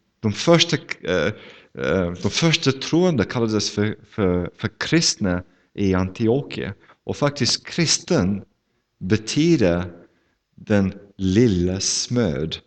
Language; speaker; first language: Swedish; non-native, fluent; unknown